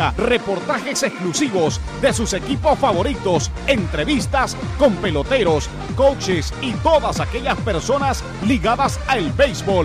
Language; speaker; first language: Spanish; native; Spanish